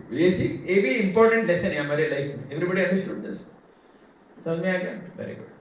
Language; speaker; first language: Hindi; non-native, local second language; Tamil